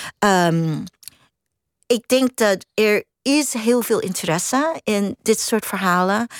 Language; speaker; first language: Dutch; non-native, fluent; Cantonese